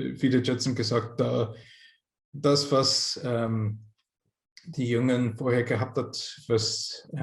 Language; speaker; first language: German; non-native, fluent; English